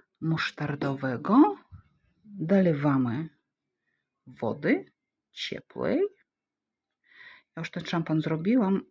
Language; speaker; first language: Polish; non-native, fluent; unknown